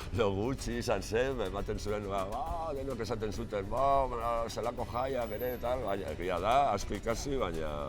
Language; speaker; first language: Basque; non-native, local second language; Spanish